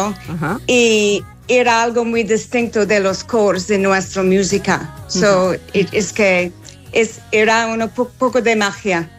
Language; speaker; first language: Spanish; non-native, fluent; English